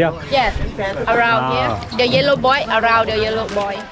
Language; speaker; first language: English; non-native, learner; Thai